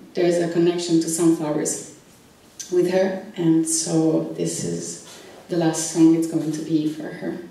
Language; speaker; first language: English; non-native, fluent; Italian